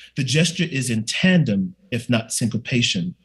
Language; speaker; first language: English; native; English